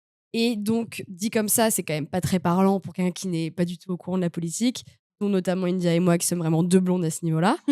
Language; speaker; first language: French; native; French